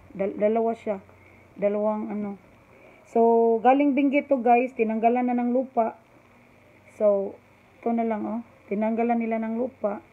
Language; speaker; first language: Filipino; non-native, local second language; Cebuano